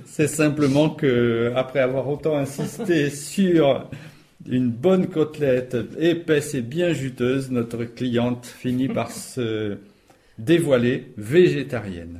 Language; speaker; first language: French; native; French